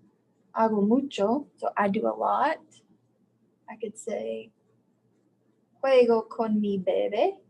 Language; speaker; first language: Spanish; non-native, fluent; English